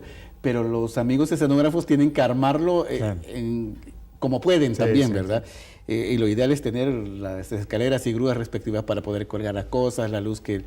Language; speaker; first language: Spanish; native; Spanish